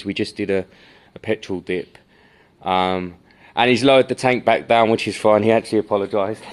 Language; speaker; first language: English; native; English